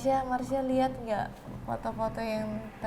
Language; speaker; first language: Indonesian; native; Indonesian